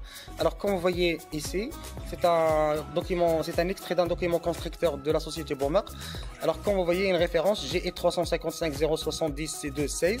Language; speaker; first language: French; non-native, local second language; Arabic